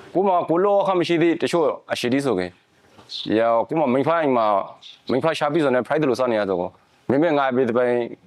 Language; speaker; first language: Burmese; native; Burmese